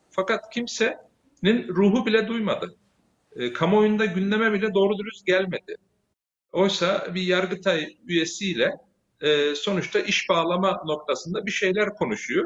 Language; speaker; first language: Turkish; early bilingual, heritage; Turkish